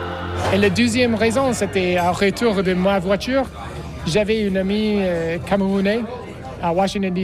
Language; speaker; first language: French; non-native, fluent; English